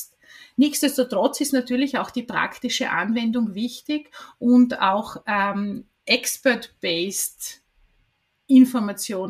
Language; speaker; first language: German; native; German